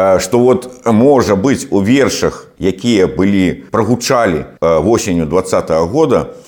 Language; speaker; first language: Belarusian; non-native, local second language; Russian